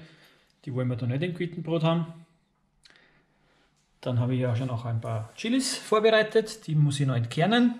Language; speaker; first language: German; native; German